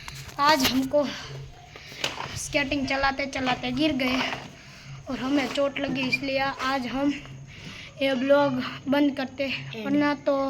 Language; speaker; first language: Hindi; non-native, local second language; Gujarati